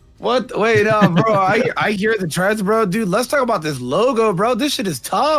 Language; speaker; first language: English; native; English